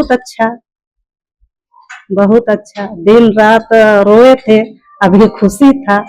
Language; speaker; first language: Hindi; non-native, local second language; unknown